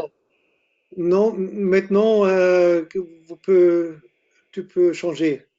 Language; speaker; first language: French; non-native, learner; German